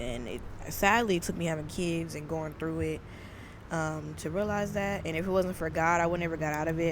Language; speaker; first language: English; native; English